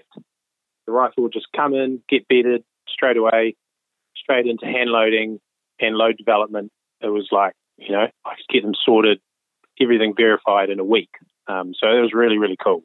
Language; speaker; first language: English; native; English